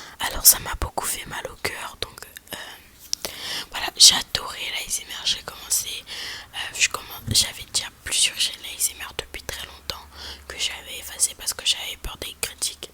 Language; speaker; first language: French; native; French